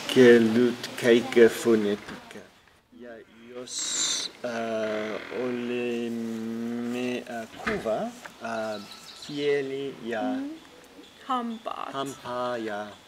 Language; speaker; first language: Finnish; non-native, learner; English